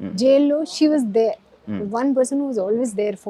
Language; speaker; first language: Telugu; non-native, learner; Hindi